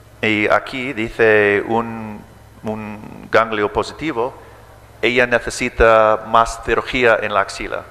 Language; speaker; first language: Spanish; early bilingual, heritage; English